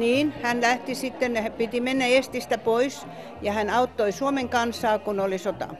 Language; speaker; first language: Finnish; non-native, fluent; Estonian